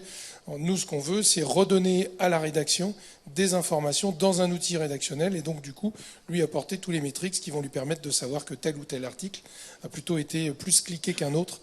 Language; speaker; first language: French; native; French